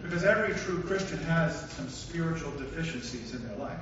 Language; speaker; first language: English; native; English